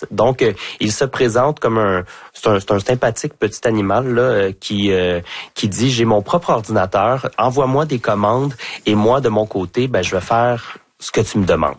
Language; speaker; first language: French; native; French